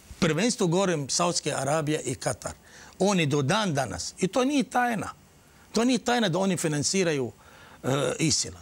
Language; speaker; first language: Croatian; non-native, fluent; Arabic